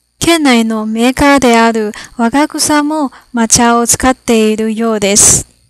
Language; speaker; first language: Japanese; non-native, fluent; Chinese